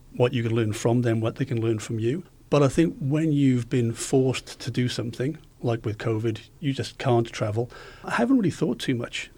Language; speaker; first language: English; native; English